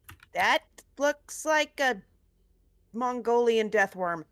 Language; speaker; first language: English; native; English